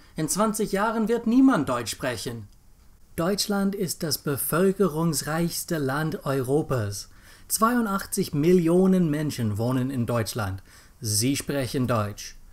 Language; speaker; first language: German; non-native, fluent; English